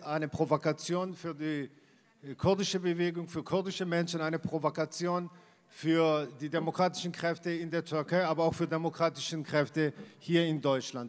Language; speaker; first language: German; non-native, fluent; Kurdish